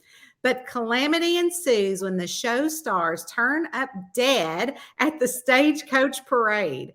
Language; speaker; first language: English; native; English